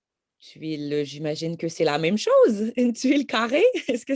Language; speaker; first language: French; native; French